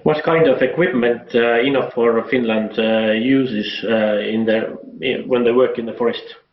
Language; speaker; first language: English; non-native, fluent; Estonian